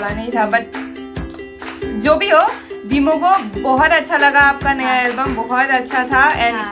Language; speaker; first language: Hindi; non-native, local second language; Bodo